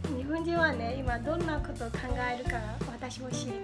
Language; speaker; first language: Japanese; non-native, learner; Burmese